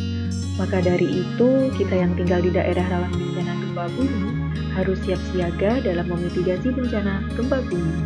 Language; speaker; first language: Indonesian; native; Indonesian